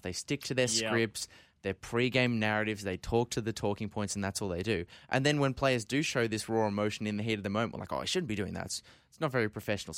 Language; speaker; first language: English; native; English